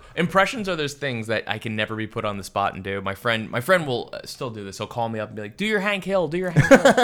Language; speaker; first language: English; native; English